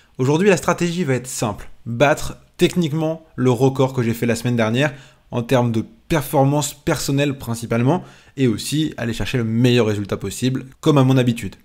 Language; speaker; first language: French; native; French